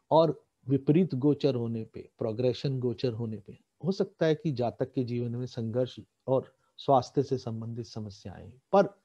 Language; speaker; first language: Hindi; native; Hindi